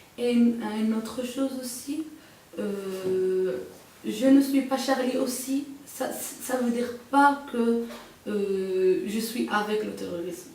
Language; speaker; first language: French; non-native, local second language; Arabic